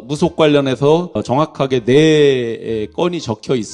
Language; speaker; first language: Korean; native; Korean